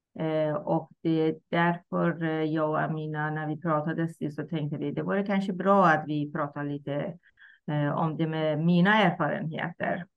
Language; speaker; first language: Swedish; non-native, fluent; Persian